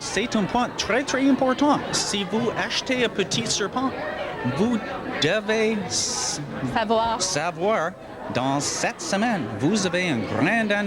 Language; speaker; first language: French; non-native, learner; English